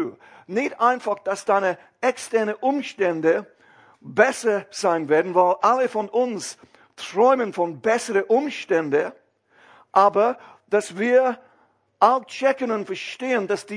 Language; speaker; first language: German; non-native, fluent; English